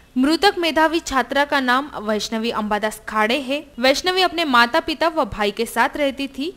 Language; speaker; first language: Hindi; non-native, local second language; Marathi